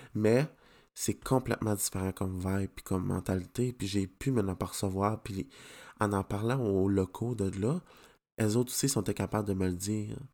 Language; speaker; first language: French; native; French